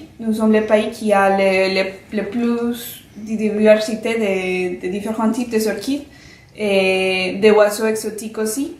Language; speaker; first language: French; non-native, fluent; Spanish